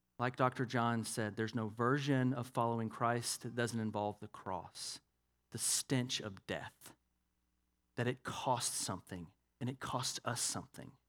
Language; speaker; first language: English; native; English